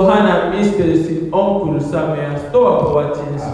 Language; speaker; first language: Danish; non-native, fluent; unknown